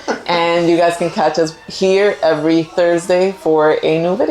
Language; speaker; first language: English; native; English